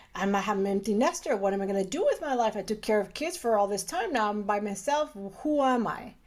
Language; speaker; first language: English; early bilingual, other home language; Spanish